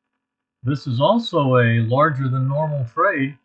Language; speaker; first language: English; native; English